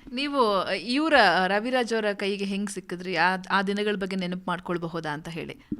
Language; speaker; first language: Kannada; native; Kannada